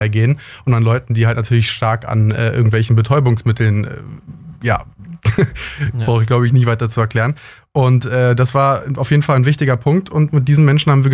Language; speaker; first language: German; native; German